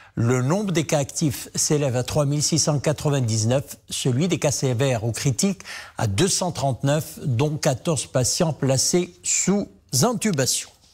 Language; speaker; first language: French; non-native, local second language; Arabic